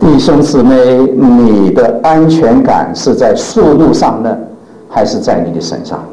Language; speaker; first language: Chinese; native; Chinese